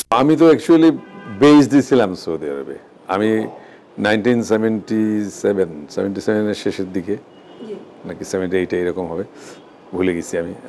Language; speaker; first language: Bangla; native; Bangla